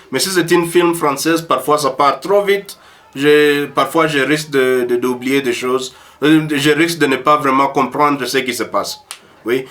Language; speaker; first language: French; early bilingual, heritage; French